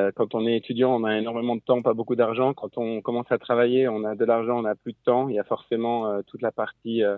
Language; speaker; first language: French; native; French